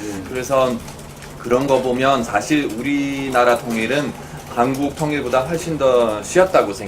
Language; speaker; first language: Korean; non-native, fluent; German